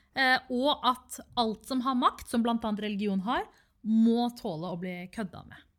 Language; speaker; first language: Norwegian; early bilingual, other home language; Tamil